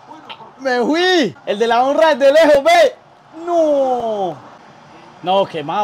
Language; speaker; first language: Spanish; native; Spanish